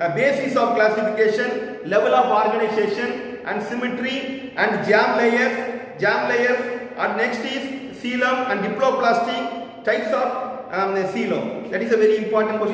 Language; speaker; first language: English; non-native, local second language; Tamil